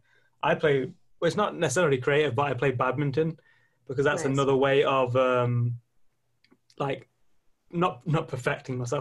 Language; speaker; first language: English; native; English